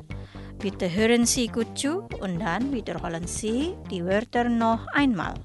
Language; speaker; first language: German; non-native, fluent; Indonesian